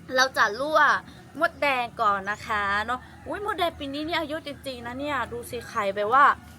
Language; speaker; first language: Thai; non-native, local second language; Lahu